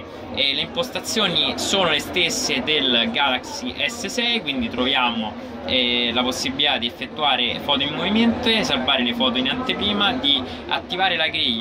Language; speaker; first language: Italian; native; Italian